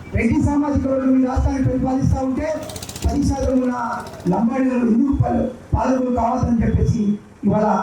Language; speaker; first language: Telugu; non-native, local second language; Lambadi